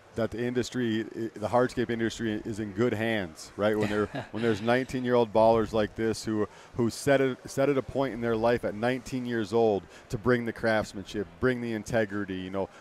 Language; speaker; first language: English; native; English